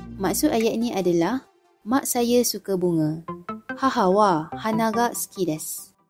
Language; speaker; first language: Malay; native; Malay